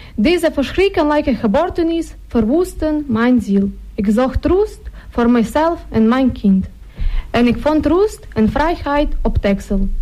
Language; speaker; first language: Dutch; non-native, fluent; Ukrainian